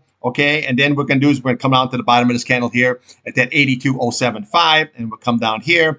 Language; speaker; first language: English; native; English